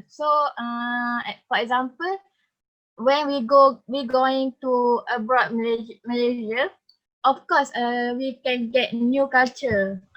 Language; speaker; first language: English; non-native, local second language; Malay